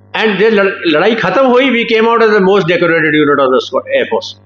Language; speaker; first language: Hindi; non-native, local second language; Punjabi